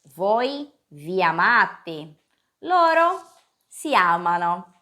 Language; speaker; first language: Italian; non-native, fluent; Portuguese